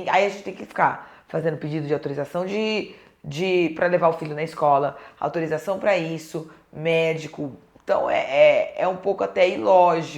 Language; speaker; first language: Portuguese; native; Portuguese